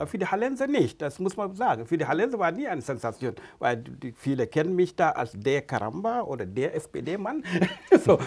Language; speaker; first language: German; non-native, fluent; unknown